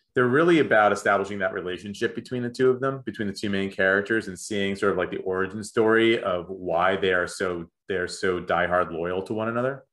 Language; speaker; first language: English; native; English